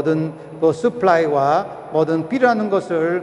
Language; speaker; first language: Korean; non-native, fluent; Spanish